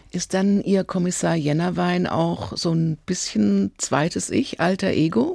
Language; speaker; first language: German; native; German